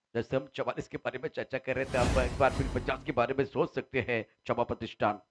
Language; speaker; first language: Hindi; non-native, local second language; Marathi